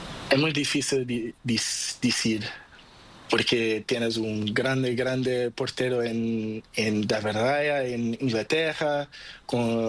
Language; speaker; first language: Spanish; non-native, learner; Portuguese